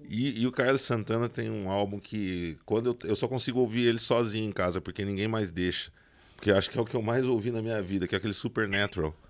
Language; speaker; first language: Portuguese; native; Portuguese